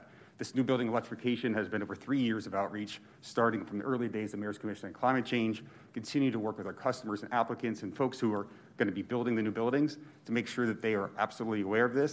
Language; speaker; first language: English; native; English